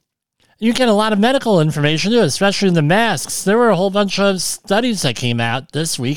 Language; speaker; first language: English; native; English